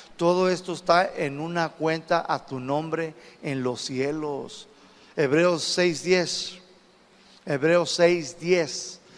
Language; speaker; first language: Spanish; early bilingual, heritage; Spanish